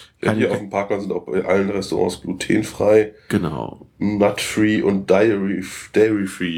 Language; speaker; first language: German; native; German